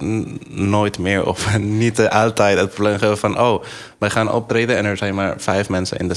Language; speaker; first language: Dutch; non-native, fluent; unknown